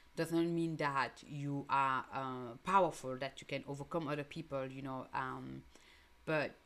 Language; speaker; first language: English; non-native, local second language; French